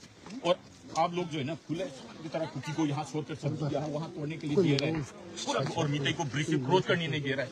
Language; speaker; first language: Hindi; non-native, local second language; Manipuri